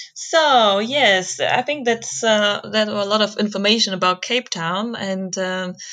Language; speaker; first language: English; non-native, fluent; German